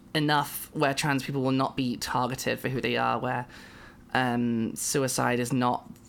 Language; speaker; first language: English; native; English